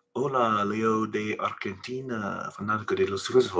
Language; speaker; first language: Spanish; non-native, learner; English